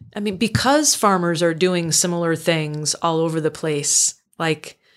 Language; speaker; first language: English; native; English